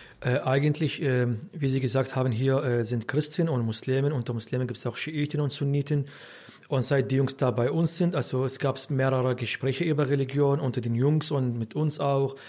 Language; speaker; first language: German; non-native, fluent; Arabic